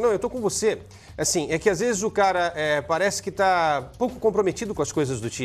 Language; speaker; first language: Portuguese; native; Portuguese